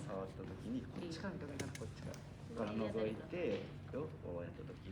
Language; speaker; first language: Japanese; native; Japanese